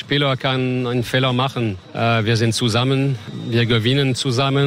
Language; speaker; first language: German; non-native, learner; French